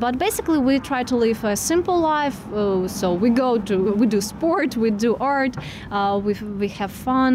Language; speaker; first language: English; non-native, fluent; Russian